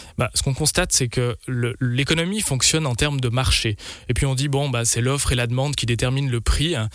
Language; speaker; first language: French; native; French